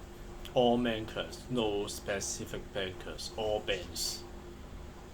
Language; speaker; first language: English; non-native, learner; Cantonese